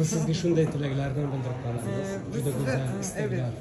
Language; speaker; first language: Turkish; non-native, learner; Uzbek